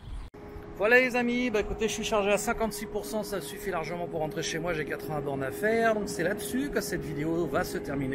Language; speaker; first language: French; native; French